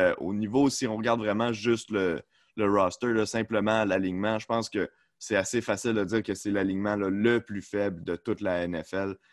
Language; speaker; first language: French; native; French